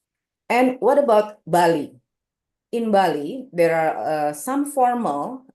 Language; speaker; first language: English; non-native, local second language; Indonesian